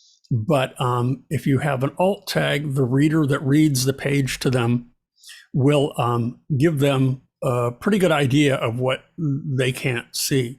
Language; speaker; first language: English; native; English